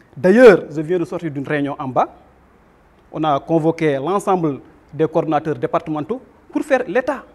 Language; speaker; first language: French; non-native, local second language; Wolof